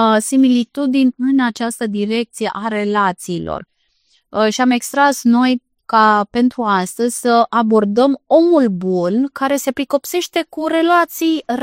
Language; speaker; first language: Romanian; native; Romanian